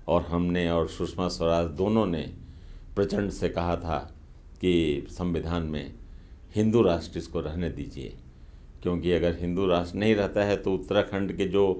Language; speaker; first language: Hindi; native; Hindi